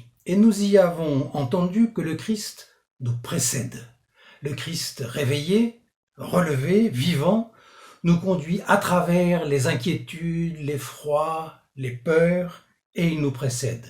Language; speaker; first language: French; native; French